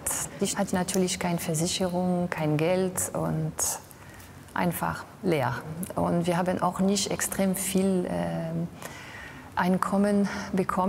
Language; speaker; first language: German; non-native, fluent; French